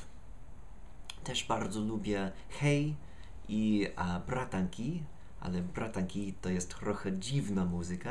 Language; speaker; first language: Polish; non-native, fluent; English